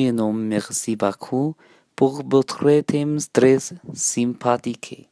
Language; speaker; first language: French; non-native, learner; Spanish